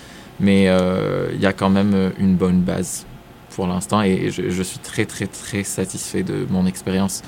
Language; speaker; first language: French; non-native, local second language; Arabic